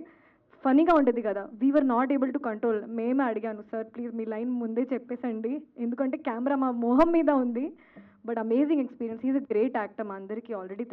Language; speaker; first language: Telugu; non-native, fluent; Hindi